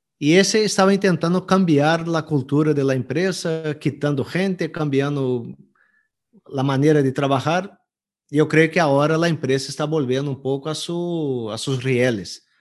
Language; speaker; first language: Spanish; non-native, fluent; Portuguese